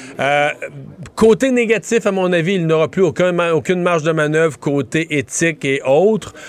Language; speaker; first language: French; native; French